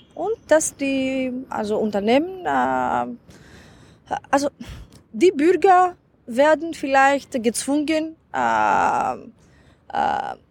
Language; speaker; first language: German; non-native, fluent; Greek